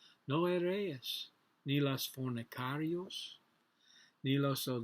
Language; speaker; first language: Spanish; non-native, learner; English